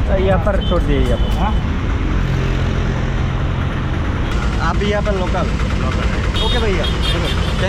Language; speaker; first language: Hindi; non-native, learner; Bangla